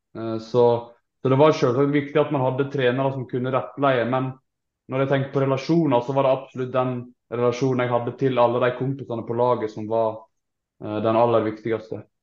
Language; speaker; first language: Norwegian; native; Norwegian